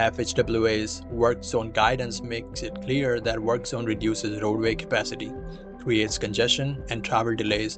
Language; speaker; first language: English; non-native, fluent; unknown